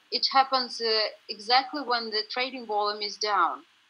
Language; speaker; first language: English; non-native, fluent; Russian